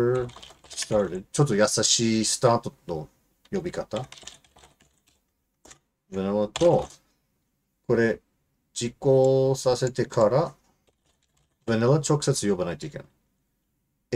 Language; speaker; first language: Japanese; non-native, fluent; English